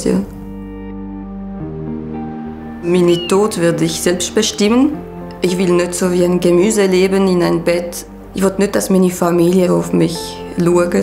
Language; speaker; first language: German; non-native, local second language; French